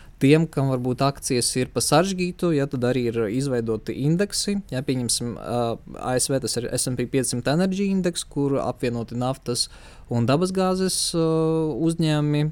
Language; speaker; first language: Latvian; non-native, local second language; Russian